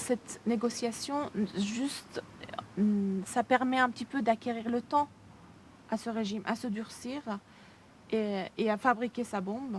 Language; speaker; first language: French; early bilingual, other home language; Persian